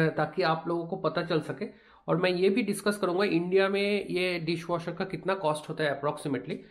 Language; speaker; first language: Hindi; non-native, local second language; Bangla